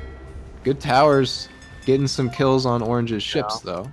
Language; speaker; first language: English; native; English